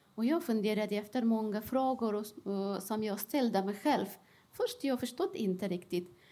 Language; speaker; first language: Swedish; non-native, fluent; Persian